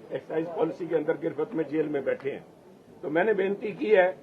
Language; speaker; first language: Hindi; non-native, local second language; Punjabi